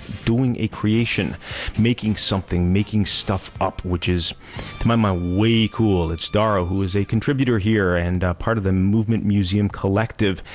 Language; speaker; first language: English; native; English